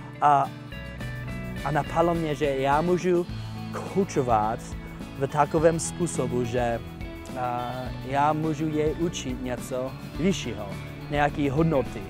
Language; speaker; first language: Czech; non-native, fluent; English